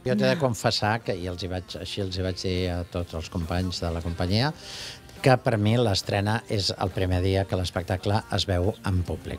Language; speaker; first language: Catalan; native; Catalan